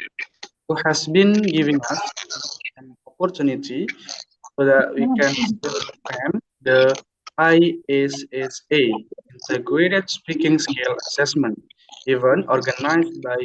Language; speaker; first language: English; non-native, learner; Indonesian